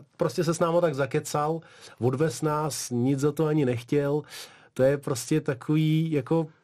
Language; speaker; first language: Czech; early bilingual, other home language; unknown